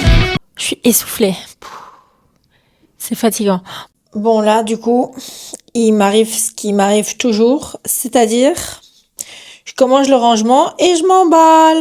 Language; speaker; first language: French; native; French